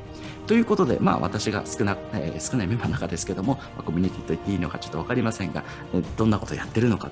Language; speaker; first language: Japanese; native; Japanese